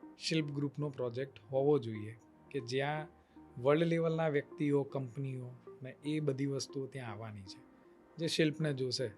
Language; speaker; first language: Gujarati; native; Gujarati